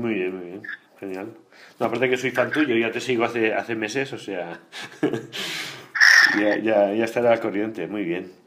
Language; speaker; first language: Spanish; native; Spanish